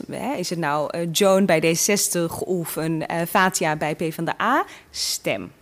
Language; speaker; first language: Dutch; early bilingual, other home language; Tigrinya